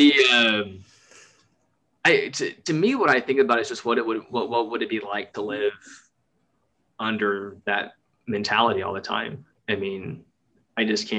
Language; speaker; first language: English; native; English